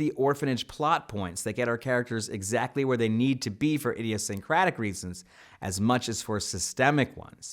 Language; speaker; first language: English; native; English